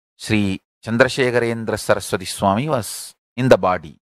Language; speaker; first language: English; non-native, local second language; Tamil